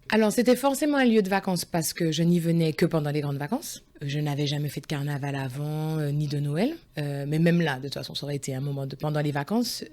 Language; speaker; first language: French; early bilingual, other home language; Guadeloupean Creole French